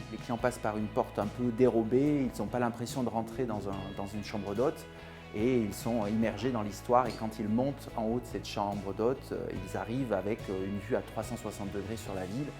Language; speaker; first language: French; native; French